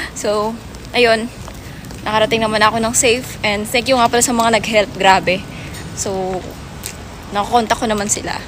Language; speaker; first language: Filipino; native; Filipino